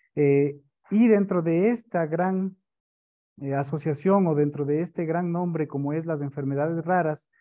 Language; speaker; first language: Spanish; native; Spanish